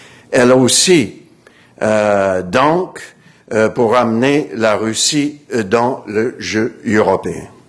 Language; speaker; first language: French; non-native, fluent; English